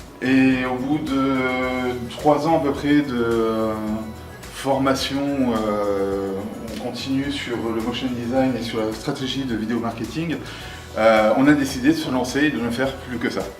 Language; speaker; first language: French; native; French